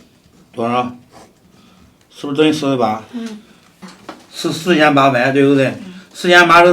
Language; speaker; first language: Chinese; native; Chinese